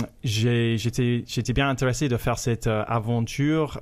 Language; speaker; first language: French; non-native, fluent; English